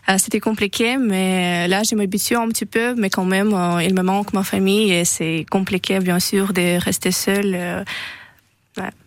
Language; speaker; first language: French; non-native, learner; Russian